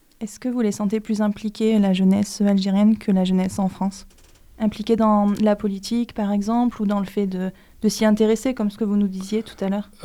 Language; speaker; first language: French; native; French